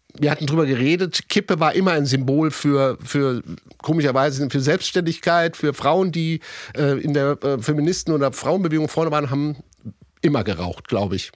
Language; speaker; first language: German; native; German